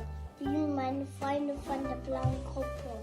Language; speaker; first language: German; early bilingual, other home language; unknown